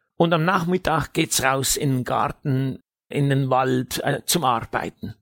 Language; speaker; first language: German; native; German